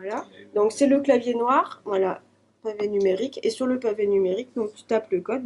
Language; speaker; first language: French; native; French